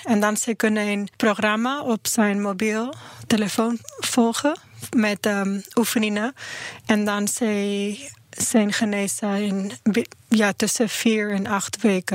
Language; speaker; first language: Dutch; non-native, learner; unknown